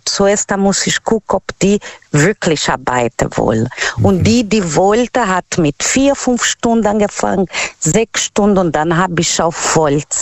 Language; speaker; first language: German; non-native, learner; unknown